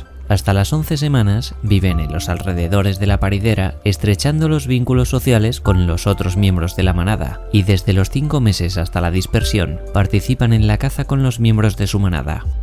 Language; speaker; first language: Spanish; native; Spanish